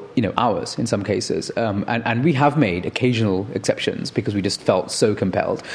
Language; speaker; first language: English; native; English